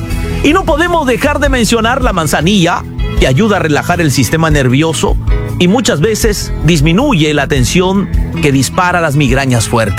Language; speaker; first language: Spanish; native; Spanish